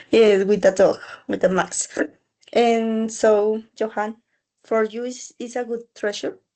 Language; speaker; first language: English; non-native, learner; Spanish